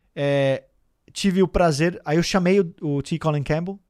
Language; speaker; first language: Portuguese; early bilingual, heritage; Danish